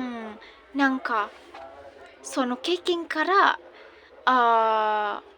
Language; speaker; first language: Japanese; non-native, learner; Indonesian